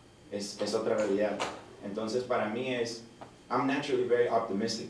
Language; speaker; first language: Spanish; early bilingual, heritage; Spanish